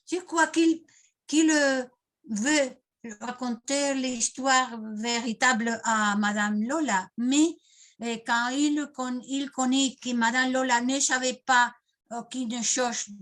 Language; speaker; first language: French; non-native, fluent; Spanish